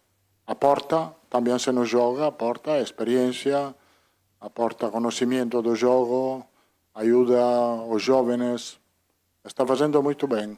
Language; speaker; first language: Portuguese; non-native, fluent; Italian